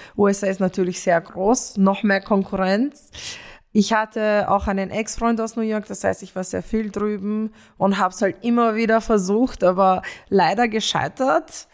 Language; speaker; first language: German; early bilingual, other home language; Romanian